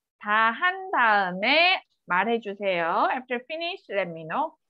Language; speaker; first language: Korean; native; Korean